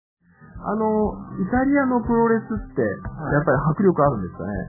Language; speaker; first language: Japanese; native; Japanese